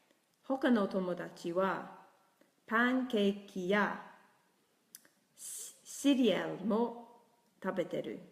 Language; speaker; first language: Japanese; non-native, learner; English